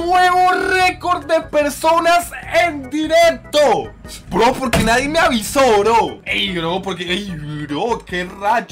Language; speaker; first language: Spanish; native; Spanish